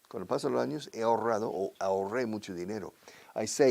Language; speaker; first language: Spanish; non-native, fluent; English